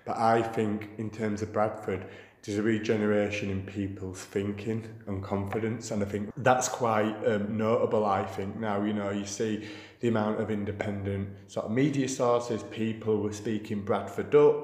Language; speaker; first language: English; native; English